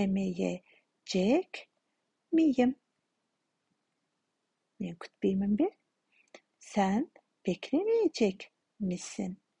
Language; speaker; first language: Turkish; non-native, fluent; Kazakh